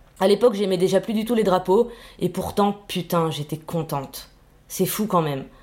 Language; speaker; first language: French; early bilingual, other home language; Spanish